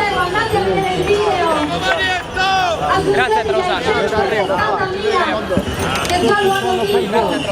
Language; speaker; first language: Italian; native; Italian